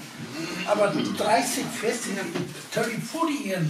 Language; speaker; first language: German; non-native, learner; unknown